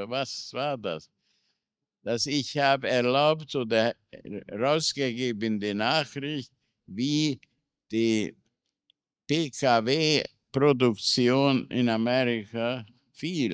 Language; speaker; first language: German; non-native, fluent; Hungarian